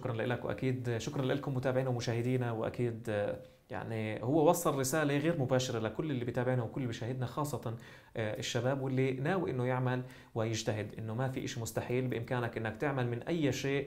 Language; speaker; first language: Arabic; native; Arabic